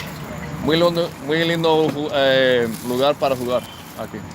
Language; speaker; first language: Spanish; non-native, fluent; English